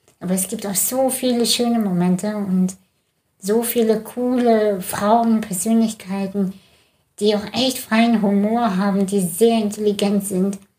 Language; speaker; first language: German; early bilingual, other home language; Russian